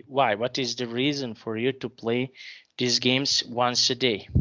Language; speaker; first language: English; non-native, fluent; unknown